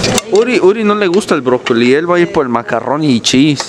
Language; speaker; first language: Spanish; early bilingual, heritage; Spanish